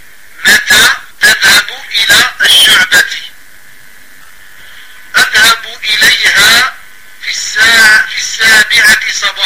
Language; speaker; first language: Arabic; non-native, fluent; French